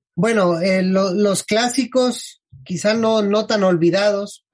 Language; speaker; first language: Spanish; native; Spanish